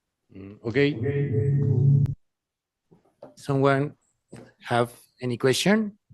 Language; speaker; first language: English; non-native, learner; Spanish